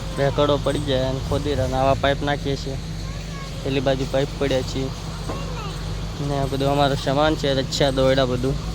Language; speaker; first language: Gujarati; non-native, local second language; Bhili